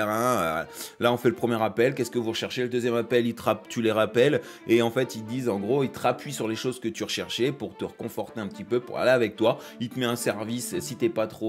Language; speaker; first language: French; native; French